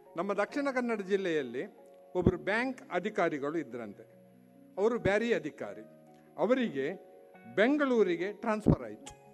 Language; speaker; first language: Kannada; non-native, local second language; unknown